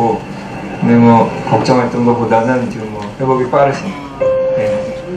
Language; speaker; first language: Korean; native; Korean